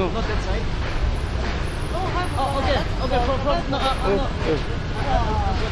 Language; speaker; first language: English; non-native, local second language; Mizo